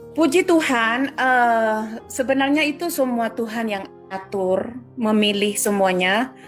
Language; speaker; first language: Indonesian; non-native, local second language; Madurese